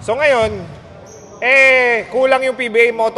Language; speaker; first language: Filipino; native; Filipino